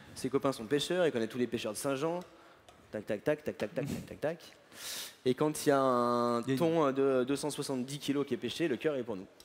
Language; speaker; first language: French; native; French